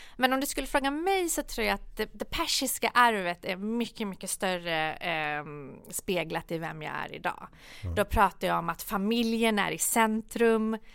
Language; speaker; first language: Swedish; early bilingual, other home language; Persian